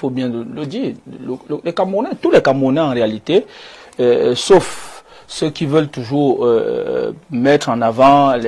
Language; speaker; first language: French; native; French